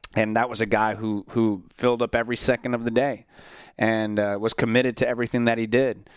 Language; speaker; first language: English; native; English